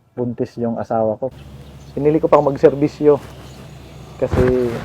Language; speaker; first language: Filipino; native; Filipino